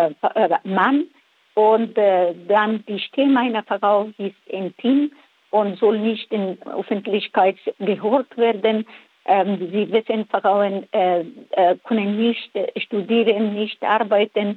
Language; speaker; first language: German; non-native, fluent; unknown